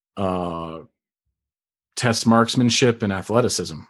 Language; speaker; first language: English; native; English